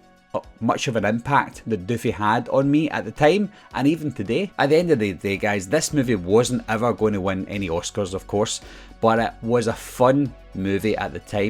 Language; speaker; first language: English; native; English